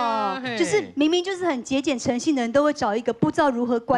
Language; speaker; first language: Chinese; native; Chinese